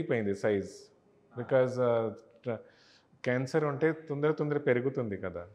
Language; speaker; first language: Telugu; non-native, learner; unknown